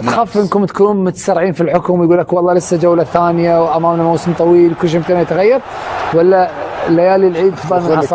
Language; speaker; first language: Arabic; native; Arabic